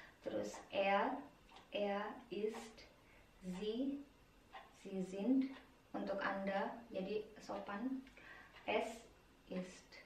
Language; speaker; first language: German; non-native, fluent; Indonesian